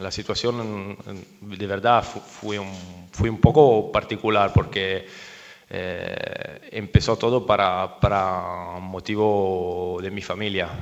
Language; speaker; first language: Spanish; non-native, fluent; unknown